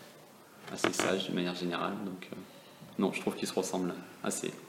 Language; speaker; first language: French; native; French